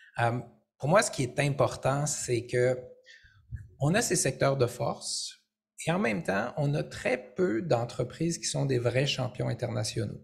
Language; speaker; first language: French; native; French